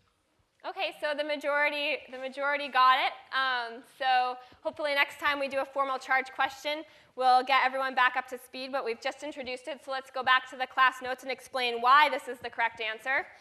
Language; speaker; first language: English; native; English